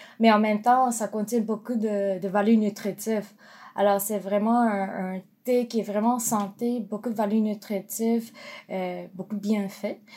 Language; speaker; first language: French; non-native, fluent; Japanese